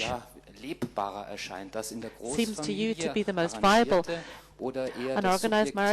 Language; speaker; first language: German; native; German